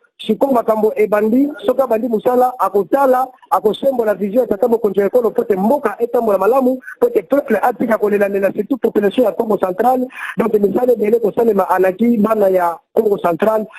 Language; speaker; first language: Lingala; non-native, local second language; Kongo